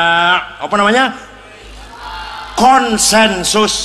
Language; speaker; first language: Indonesian; native; Indonesian